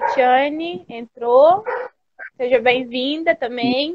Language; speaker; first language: Portuguese; native; Portuguese